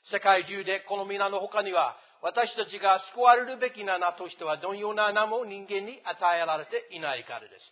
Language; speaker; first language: Japanese; non-native, fluent; English